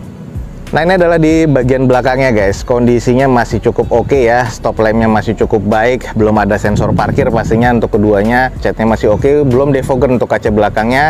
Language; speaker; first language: Indonesian; native; Indonesian